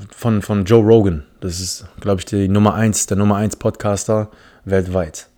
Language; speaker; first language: German; early bilingual, other home language; English